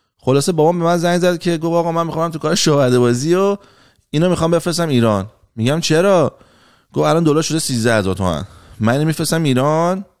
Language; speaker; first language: Persian; native; Persian